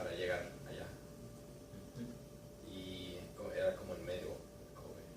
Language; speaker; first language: Spanish; early bilingual, heritage; Spanish